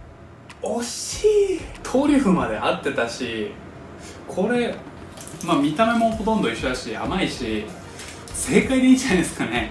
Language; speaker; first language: Japanese; native; Japanese